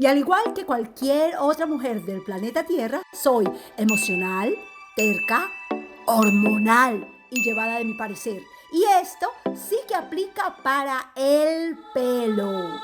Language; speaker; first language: Spanish; native; Spanish